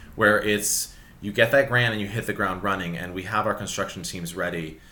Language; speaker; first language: English; native; English